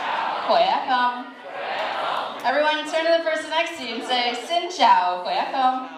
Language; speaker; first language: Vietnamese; early bilingual, heritage; Vietnamese